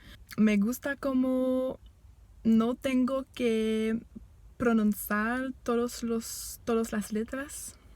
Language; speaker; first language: Spanish; non-native, fluent; French